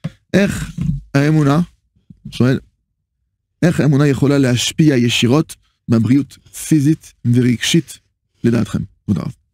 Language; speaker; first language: Hebrew; non-native, fluent; French